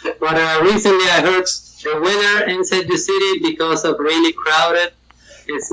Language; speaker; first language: English; non-native, learner; Persian